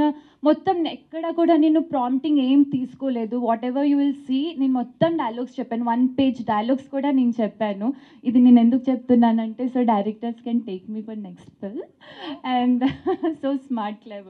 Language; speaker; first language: Telugu; non-native, learner; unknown